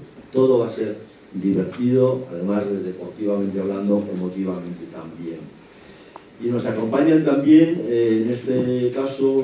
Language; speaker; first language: Spanish; native; Spanish